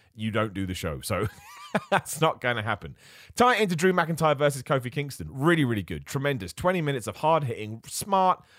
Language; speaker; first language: English; native; English